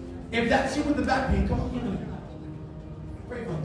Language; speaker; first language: English; early bilingual, other home language; Spanish